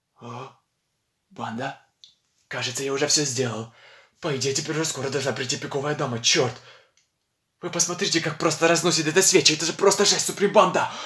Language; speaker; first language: Russian; non-native, local second language; Ukrainian